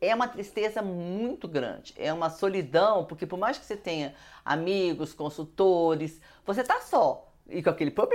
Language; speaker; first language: Portuguese; native; Portuguese